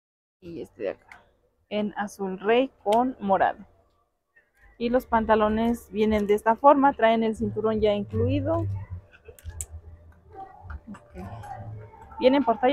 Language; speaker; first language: Spanish; native; Spanish